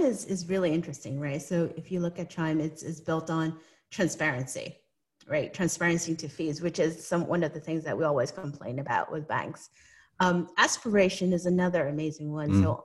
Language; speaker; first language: English; non-native, local second language; Cantonese